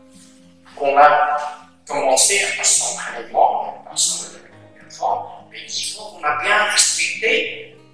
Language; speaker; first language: French; non-native, learner; Chinese